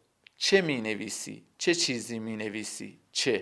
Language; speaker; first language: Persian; non-native, fluent; Arabic